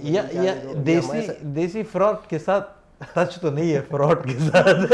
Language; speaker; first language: Hindi; non-native, fluent; Pashto